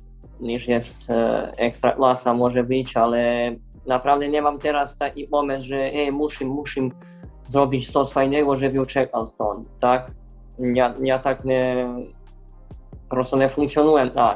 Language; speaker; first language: Polish; non-native, learner; Serbian